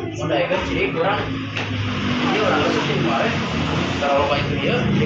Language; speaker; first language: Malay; non-native, local second language; Sundanese